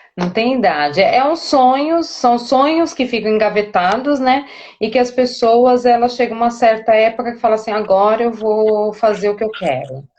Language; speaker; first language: Portuguese; native; Portuguese